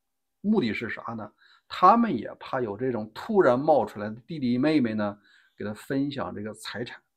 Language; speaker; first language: Chinese; native; Chinese